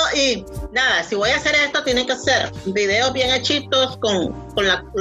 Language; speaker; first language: Spanish; native; Spanish